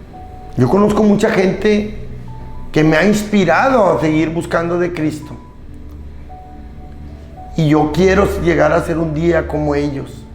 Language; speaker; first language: Spanish; native; Spanish